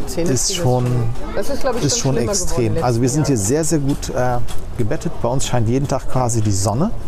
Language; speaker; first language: German; early bilingual, other home language; Turkish